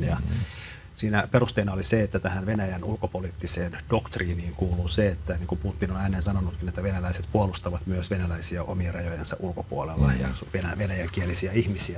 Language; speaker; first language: Finnish; native; Finnish